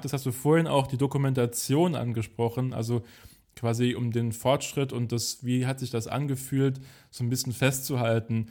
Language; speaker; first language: German; native; German